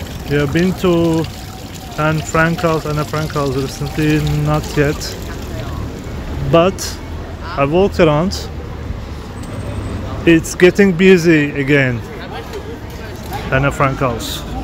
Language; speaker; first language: English; non-native, fluent; Turkish